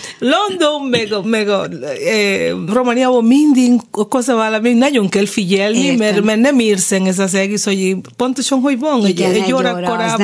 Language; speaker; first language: Hungarian; non-native, fluent; Spanish